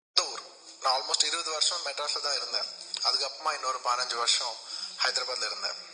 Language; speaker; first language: Tamil; non-native, local second language; Telugu